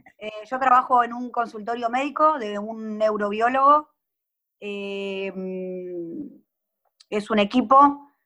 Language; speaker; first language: Spanish; native; Spanish